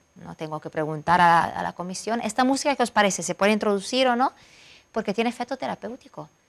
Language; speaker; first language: Spanish; non-native, fluent; Italian